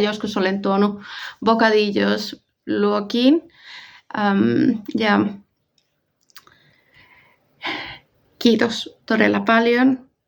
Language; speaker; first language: Finnish; non-native, fluent; Spanish